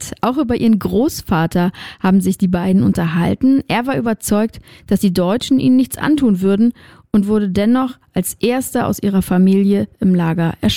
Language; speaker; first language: German; native; German